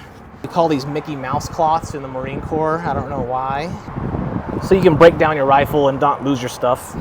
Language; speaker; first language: English; native; English